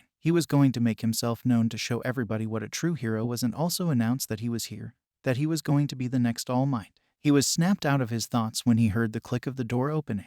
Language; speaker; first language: English; native; English